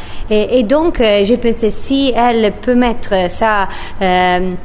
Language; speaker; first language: French; non-native, learner; Italian